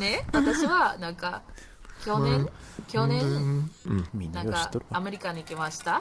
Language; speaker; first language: Japanese; non-native, learner; Spanish